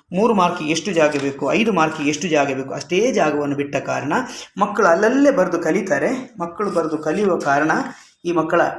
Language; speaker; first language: Kannada; native; Kannada